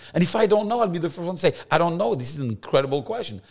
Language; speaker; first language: English; non-native, fluent; French